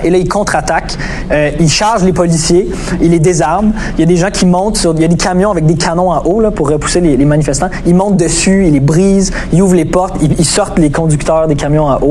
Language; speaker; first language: French; native; French